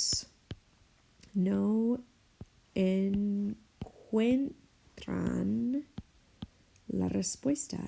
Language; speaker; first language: Spanish; non-native, fluent; English